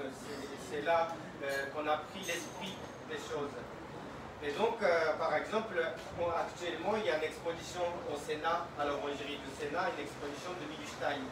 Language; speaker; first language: French; non-native, fluent; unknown